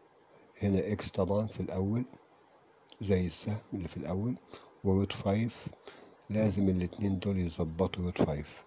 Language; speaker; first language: Arabic; native; Arabic